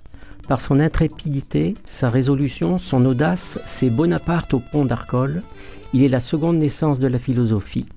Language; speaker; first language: French; native; French